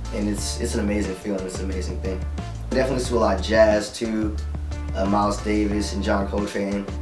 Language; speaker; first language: English; native; English